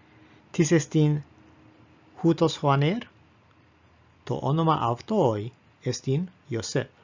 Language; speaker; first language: Greek; non-native, fluent; English